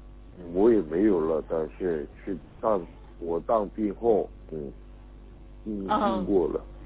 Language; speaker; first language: Chinese; non-native, learner; Korean